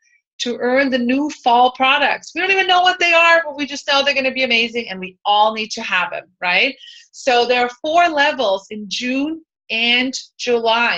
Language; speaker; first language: English; native; English